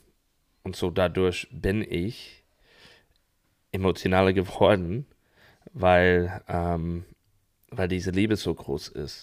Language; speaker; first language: German; non-native, fluent; English